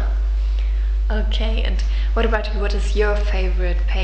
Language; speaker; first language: English; non-native, fluent; German